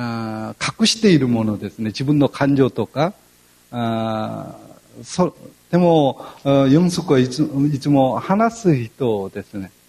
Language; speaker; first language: Japanese; non-native, fluent; Korean